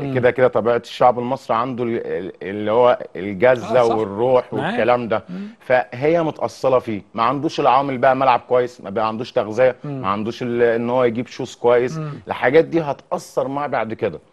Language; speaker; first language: Arabic; native; Arabic